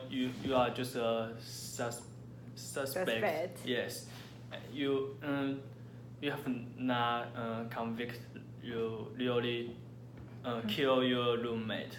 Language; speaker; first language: English; non-native, learner; Chinese